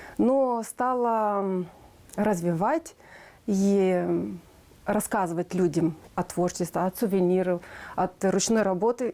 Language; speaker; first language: Russian; non-native, local second language; Romanian